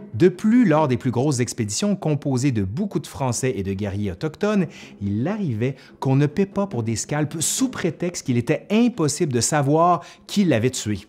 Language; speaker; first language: French; native; French